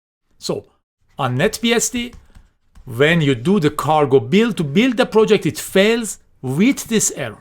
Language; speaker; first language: English; non-native, fluent; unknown